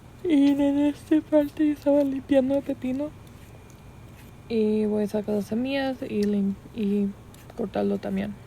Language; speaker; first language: Spanish; early bilingual, heritage; Spanish